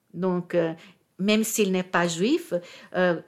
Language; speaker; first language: French; non-native, fluent; Portuguese